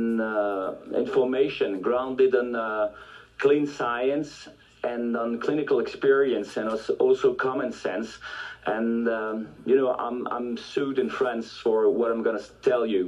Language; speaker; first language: English; non-native, fluent; French